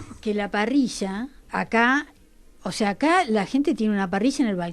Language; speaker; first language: Spanish; native; Spanish